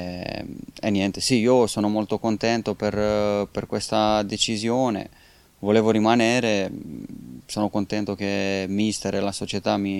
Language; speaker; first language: Italian; non-native, fluent; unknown